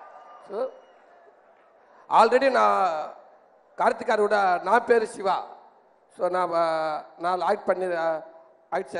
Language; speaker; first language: Telugu; non-native, learner; Tamil